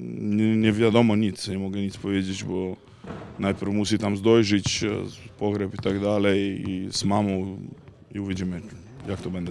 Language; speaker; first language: Polish; non-native, learner; Serbian